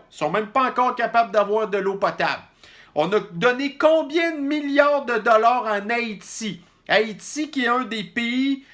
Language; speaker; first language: French; native; French